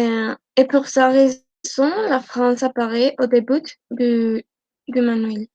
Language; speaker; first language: French; non-native, learner; Spanish